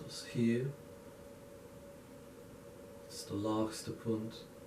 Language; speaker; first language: Dutch; non-native, learner; English